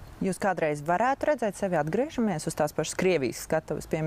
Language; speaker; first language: Latvian; native; Latvian